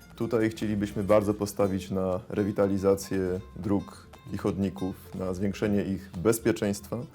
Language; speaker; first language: Polish; native; Polish